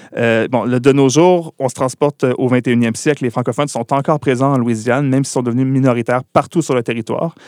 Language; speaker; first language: French; native; French